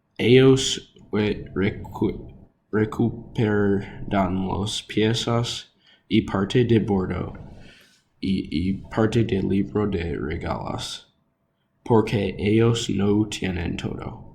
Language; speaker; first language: Spanish; non-native, learner; English